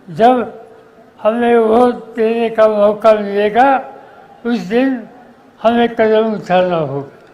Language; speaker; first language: Hindi; non-native, local second language; Marathi